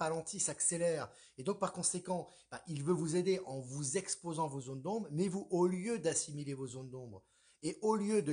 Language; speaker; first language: French; native; French